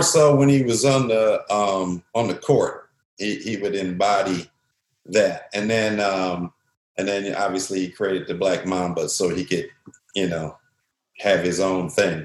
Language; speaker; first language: English; native; English